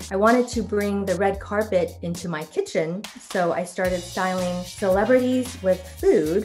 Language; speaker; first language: English; native; English